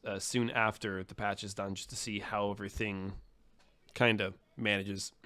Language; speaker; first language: English; native; English